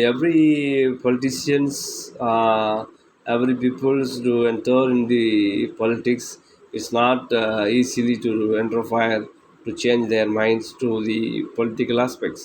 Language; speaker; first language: English; non-native, local second language; Tamil